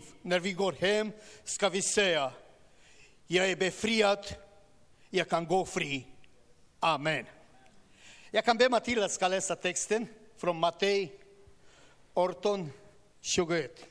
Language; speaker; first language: Swedish; non-native, learner; Romanian